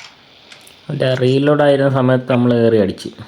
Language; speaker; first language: Malayalam; native; Malayalam